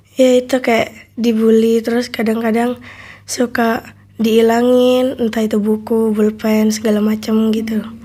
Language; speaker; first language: Indonesian; native; Indonesian